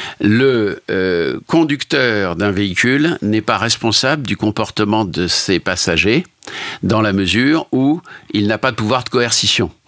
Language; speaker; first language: French; native; French